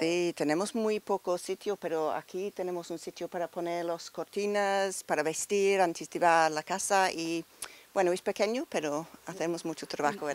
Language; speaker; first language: Spanish; non-native, learner; English